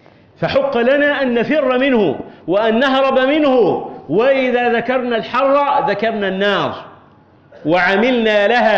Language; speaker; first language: Arabic; native; Arabic